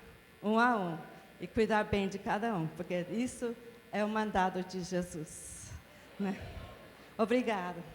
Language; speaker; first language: Portuguese; non-native, fluent; English